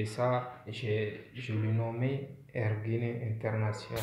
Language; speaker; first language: French; non-native, local second language; Fula